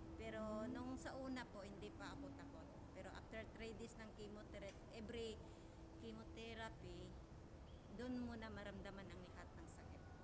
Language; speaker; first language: Filipino; non-native, local second language; Cebuano